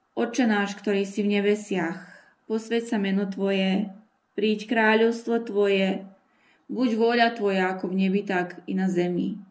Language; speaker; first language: Slovak; early bilingual, heritage; Slovak